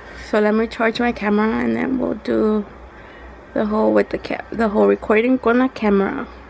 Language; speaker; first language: English; early bilingual, other home language; Spanish